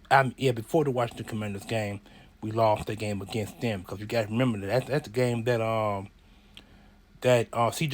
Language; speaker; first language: English; native; English